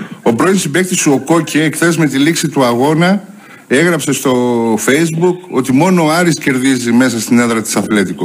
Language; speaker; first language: Greek; native; Greek